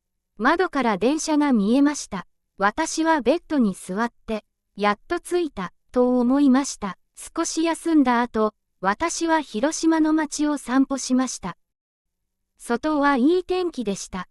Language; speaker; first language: Japanese; non-native, fluent; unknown